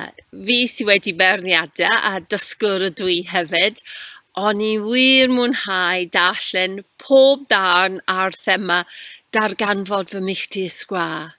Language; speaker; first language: Welsh; non-native, fluent; English